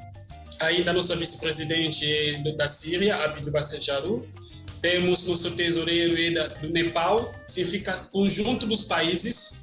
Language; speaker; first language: Portuguese; non-native, fluent; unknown